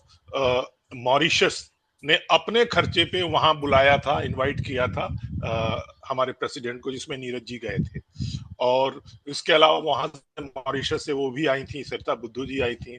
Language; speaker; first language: Hindi; non-native, local second language; Bhojpuri